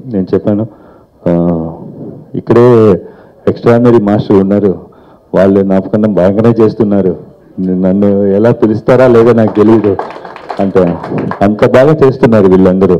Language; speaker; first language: Telugu; non-native, fluent; Tamil